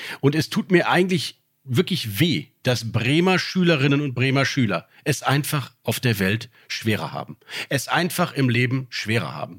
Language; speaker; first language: German; native; German